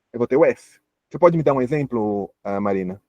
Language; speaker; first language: Portuguese; native; Portuguese